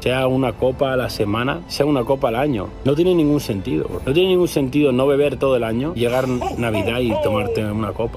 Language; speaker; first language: Spanish; native; Spanish